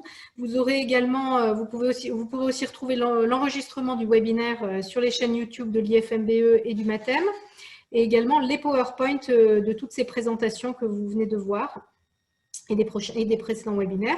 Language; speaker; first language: French; native; French